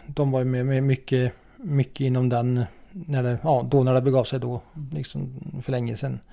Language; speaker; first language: Swedish; native; Swedish